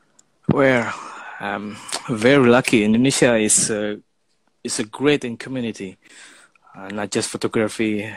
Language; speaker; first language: English; non-native, fluent; Indonesian